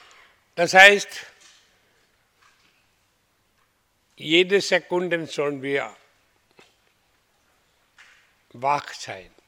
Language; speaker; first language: German; non-native, learner; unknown